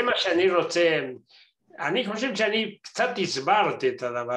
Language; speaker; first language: Hebrew; non-native, fluent; Spanish